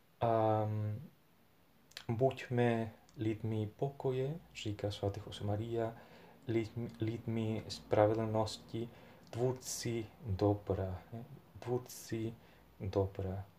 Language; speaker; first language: Czech; non-native, fluent; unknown